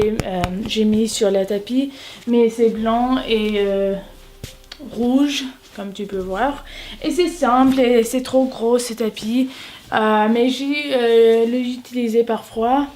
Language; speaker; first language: French; non-native, learner; English